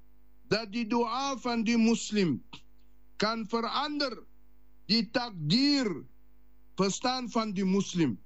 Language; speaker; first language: Dutch; non-native, learner; Afrikaans